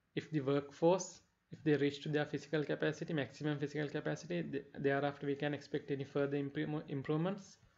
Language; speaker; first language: English; non-native, local second language; Sinhala